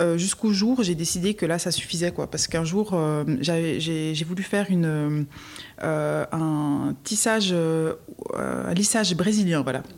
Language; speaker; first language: French; native; French